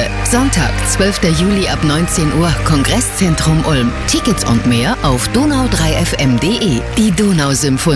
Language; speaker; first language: German; native; German